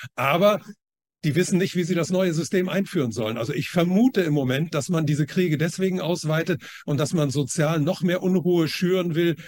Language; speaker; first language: German; non-native, fluent; Chinese